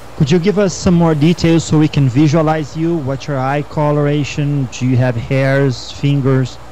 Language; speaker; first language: English; non-native, fluent; Portuguese